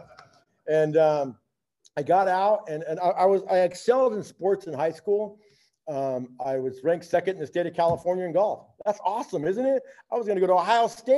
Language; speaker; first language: English; native; English